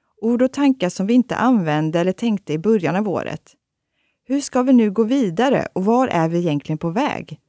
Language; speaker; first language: Swedish; native; Swedish